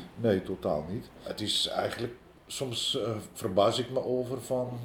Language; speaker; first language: Dutch; early bilingual, other home language; Arabic